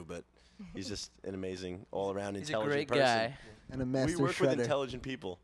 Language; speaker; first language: English; native; English